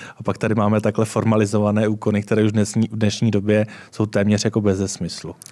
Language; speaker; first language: Czech; native; Czech